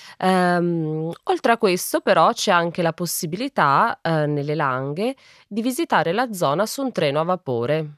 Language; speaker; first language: Italian; native; Italian